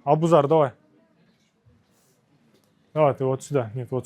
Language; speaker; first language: Russian; non-native, local second language; Kyrgyz